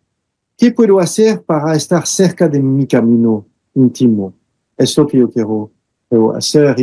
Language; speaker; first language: Spanish; non-native, fluent; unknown